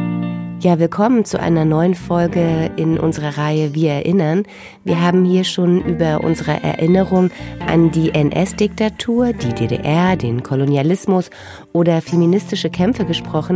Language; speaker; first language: German; native; German